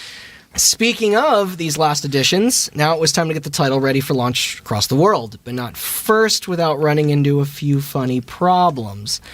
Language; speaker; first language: English; native; English